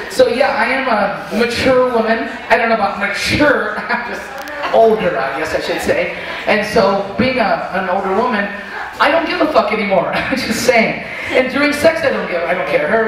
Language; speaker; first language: English; native; English